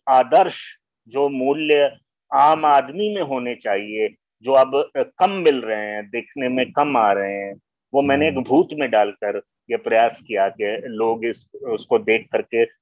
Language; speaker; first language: Hindi; native; Hindi